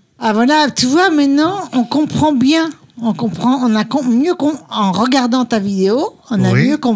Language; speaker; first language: French; native; French